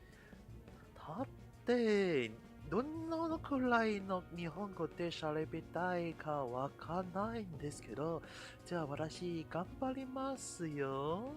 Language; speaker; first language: Japanese; non-native, fluent; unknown